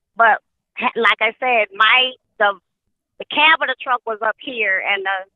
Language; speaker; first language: English; native; English